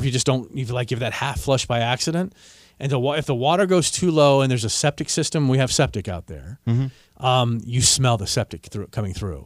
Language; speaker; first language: English; native; English